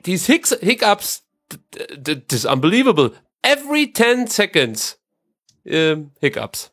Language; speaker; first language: English; non-native, learner; German